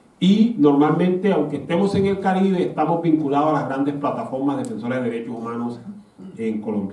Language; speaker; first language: Spanish; native; Spanish